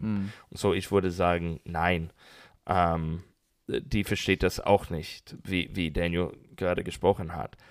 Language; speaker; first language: German; non-native, learner; English